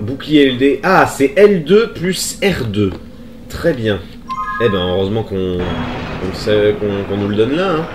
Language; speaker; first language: French; native; French